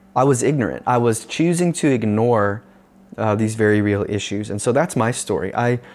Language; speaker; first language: English; native; English